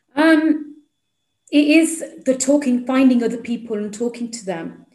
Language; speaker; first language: English; native; English